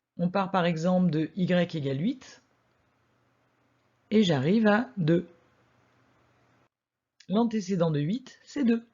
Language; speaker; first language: French; native; French